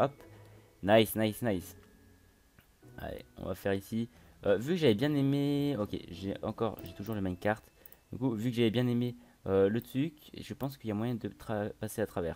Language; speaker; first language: French; native; French